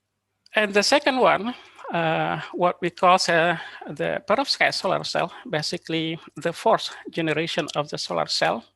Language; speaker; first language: English; non-native, fluent; Indonesian